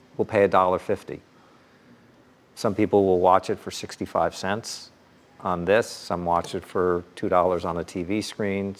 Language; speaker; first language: English; native; English